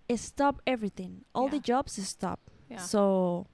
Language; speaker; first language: English; non-native, learner; Spanish